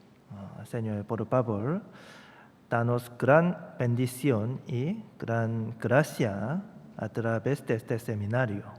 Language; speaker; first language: Spanish; non-native, fluent; Korean